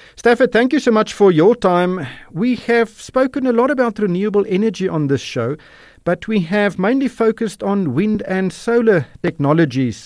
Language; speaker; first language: English; non-native, local second language; Afrikaans